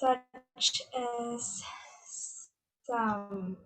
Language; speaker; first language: English; non-native, learner; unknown